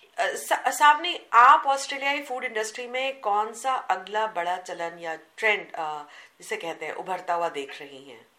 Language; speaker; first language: Hindi; native; Hindi